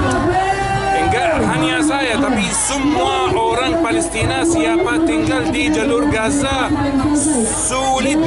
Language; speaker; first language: Indonesian; non-native, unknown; Arabic